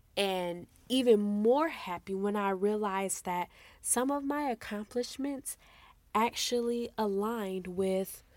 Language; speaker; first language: English; native; English